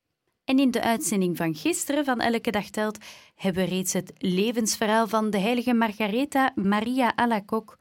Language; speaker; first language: Dutch; native; Dutch